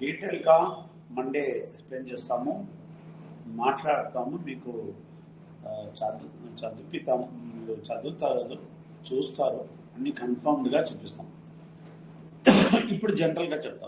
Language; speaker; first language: Telugu; non-native, fluent; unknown